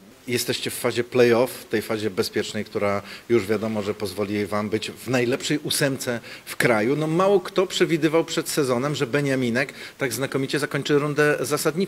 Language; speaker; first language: Polish; native; Polish